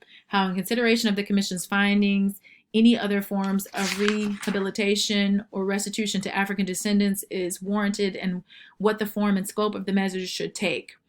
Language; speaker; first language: English; native; English